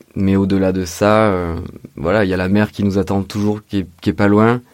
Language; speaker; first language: French; native; French